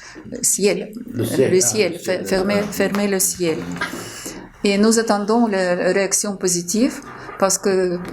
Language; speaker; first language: French; non-native, fluent; Ukrainian